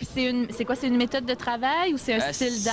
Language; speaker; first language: French; native; French